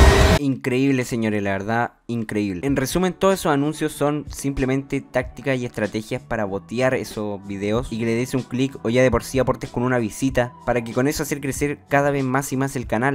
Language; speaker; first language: Spanish; native; Spanish